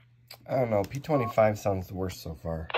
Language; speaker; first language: English; native; English